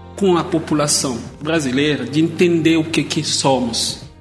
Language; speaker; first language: Portuguese; non-native, fluent; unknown